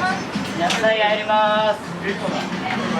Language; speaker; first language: Japanese; native; Japanese